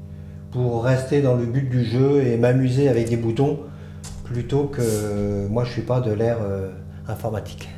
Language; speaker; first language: French; native; French